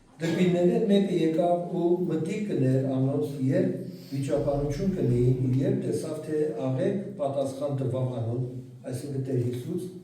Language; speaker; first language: Armenian; early bilingual, heritage; Armenian